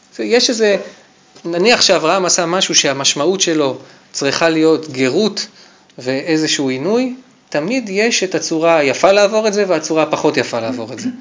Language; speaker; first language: Hebrew; native; Hebrew